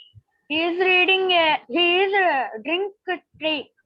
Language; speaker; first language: English; non-native, learner; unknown